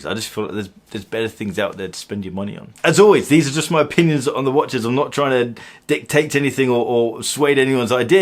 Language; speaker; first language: English; native; English